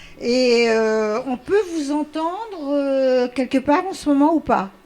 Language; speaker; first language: French; native; French